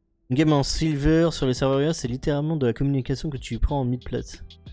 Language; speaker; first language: French; native; French